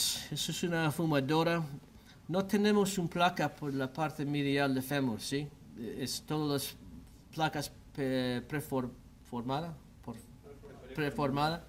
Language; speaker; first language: Spanish; non-native, learner; English